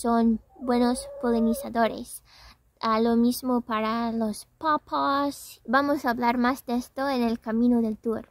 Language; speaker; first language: Spanish; non-native, fluent; English